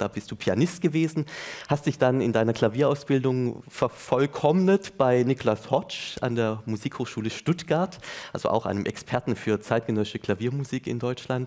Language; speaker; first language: German; native; German